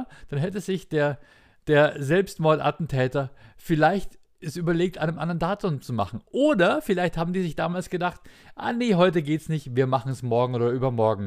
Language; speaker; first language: German; native; German